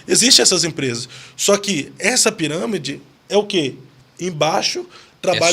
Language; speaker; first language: Portuguese; native; Portuguese